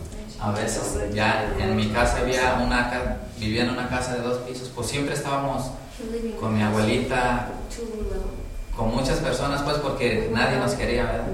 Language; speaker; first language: Spanish; native; Spanish